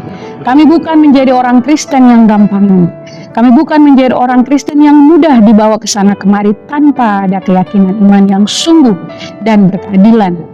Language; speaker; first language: Indonesian; native; Indonesian